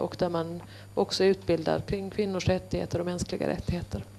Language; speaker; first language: Swedish; native; Swedish